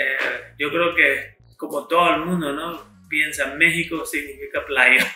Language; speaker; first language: Spanish; non-native, fluent; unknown